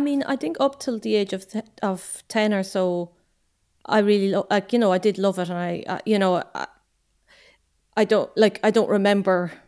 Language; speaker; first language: English; native; English